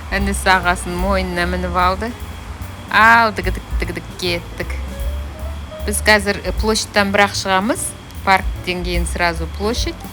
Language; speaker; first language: Kazakh; native; Kazakh